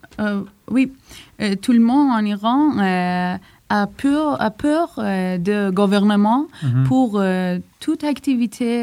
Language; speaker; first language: French; non-native, learner; Persian